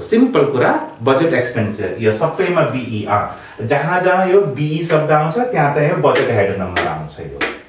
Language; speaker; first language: Nepali; native; Nepali